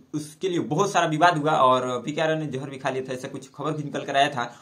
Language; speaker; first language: Hindi; non-native, local second language; Bhojpuri